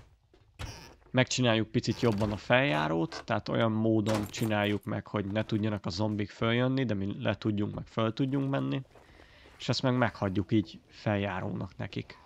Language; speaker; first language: Hungarian; native; Hungarian